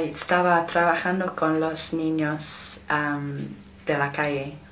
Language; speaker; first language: Spanish; non-native, fluent; English